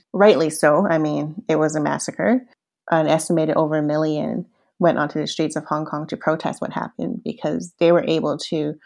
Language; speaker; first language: English; early bilingual, other home language; Cantonese